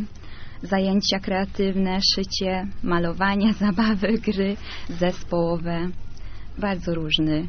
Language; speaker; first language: Polish; non-native, learner; Hungarian